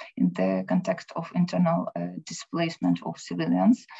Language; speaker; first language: English; non-native, learner; Ukrainian